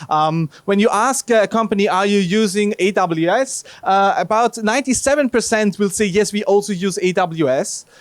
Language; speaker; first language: English; non-native, fluent; German